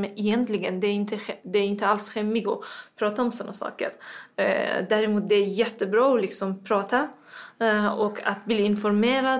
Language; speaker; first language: Swedish; non-native, fluent; Persian